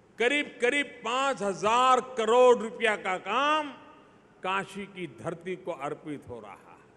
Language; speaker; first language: Hindi; non-native, local second language; Gujarati